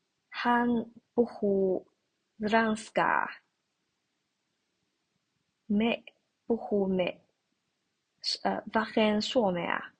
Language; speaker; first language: Finnish; non-native, learner; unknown